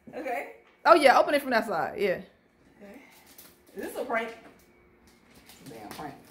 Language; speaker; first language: English; native; English